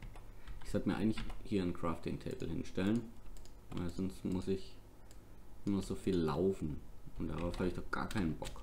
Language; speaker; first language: German; native; German